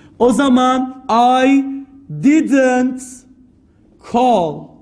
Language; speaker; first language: English; non-native, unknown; Turkish